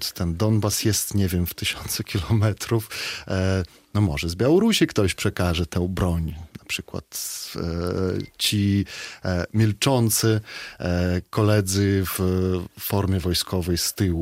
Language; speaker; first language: Polish; non-native, fluent; Belarusian